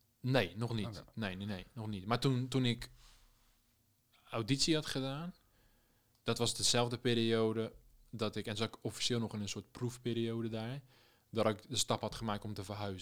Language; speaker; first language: Dutch; native; Dutch